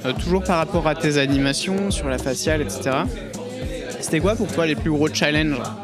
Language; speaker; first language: French; native; French